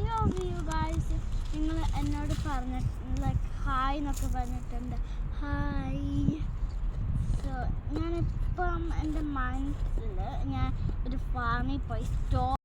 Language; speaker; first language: Malayalam; early bilingual, heritage; Malayalam